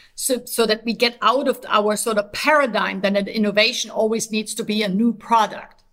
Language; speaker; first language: English; non-native, fluent; German